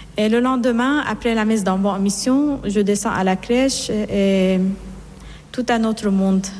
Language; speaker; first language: French; non-native, fluent; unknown